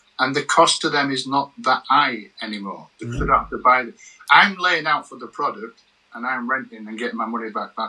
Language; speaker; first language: English; native; English